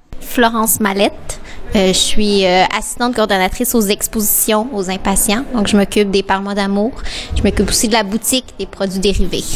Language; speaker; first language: French; native; French